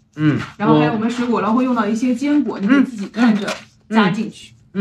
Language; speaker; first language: Chinese; native; Chinese